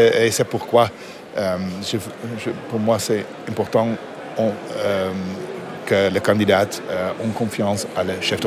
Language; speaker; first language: French; non-native, learner; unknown